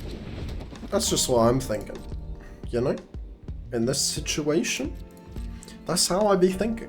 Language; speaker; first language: English; native; English